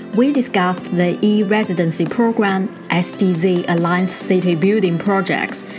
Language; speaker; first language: English; non-native, fluent; Chinese